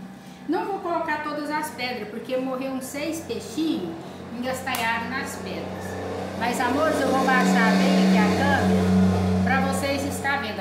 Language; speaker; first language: Portuguese; native; Portuguese